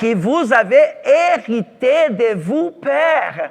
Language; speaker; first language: French; non-native, fluent; Portuguese